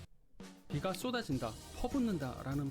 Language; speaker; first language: Korean; native; Korean